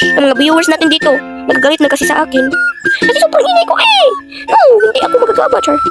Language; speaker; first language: Filipino; non-native, local second language; Cebuano